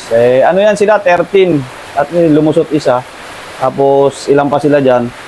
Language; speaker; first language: Filipino; native; Filipino